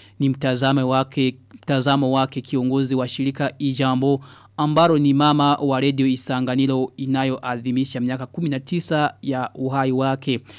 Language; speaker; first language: Swahili; non-native, local second language; Rundi